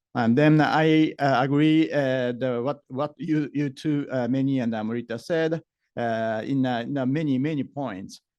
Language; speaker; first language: English; non-native, fluent; Japanese